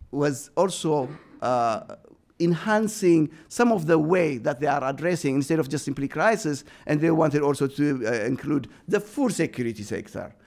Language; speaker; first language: English; non-native, fluent; Amharic